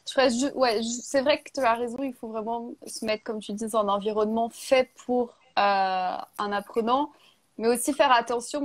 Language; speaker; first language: French; native; French